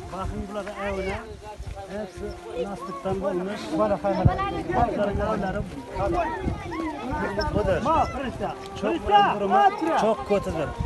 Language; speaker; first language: Turkish; non-native, learner; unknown